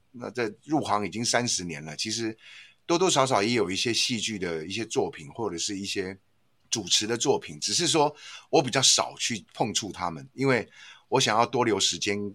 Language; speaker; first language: Chinese; native; Chinese